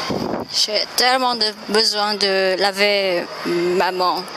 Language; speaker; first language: French; non-native, fluent; Indonesian